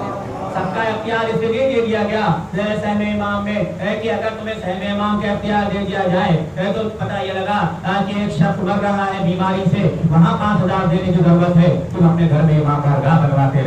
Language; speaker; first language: Urdu; native; Urdu